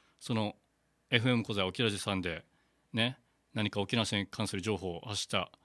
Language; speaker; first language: Japanese; native; Japanese